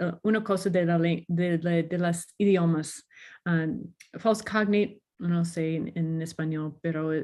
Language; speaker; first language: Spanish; non-native, learner; English